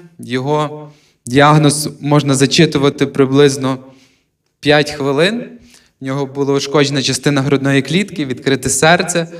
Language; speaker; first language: Ukrainian; native; Ukrainian